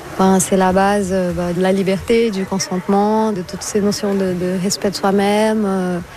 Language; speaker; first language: French; non-native, fluent; Portuguese